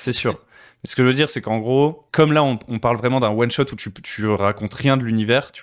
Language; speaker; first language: French; native; French